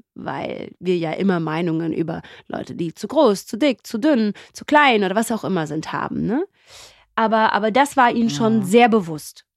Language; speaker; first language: German; native; German